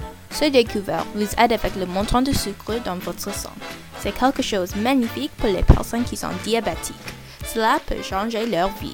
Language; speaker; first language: French; non-native, learner; English